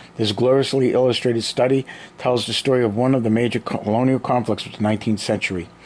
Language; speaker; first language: English; native; English